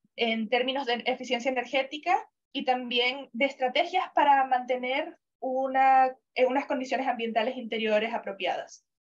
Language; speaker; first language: Spanish; non-native, fluent; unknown